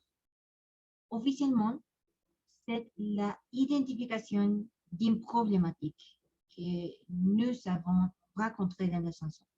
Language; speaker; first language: French; non-native, learner; Spanish